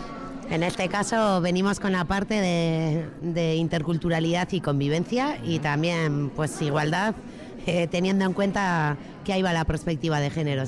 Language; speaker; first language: Spanish; native; Spanish